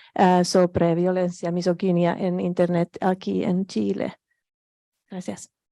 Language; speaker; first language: Spanish; non-native, learner; Finnish